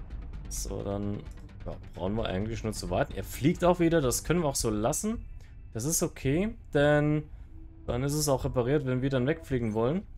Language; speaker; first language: German; native; German